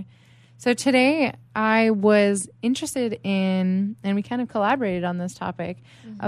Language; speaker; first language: English; native; English